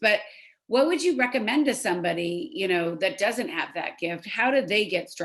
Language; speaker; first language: English; native; English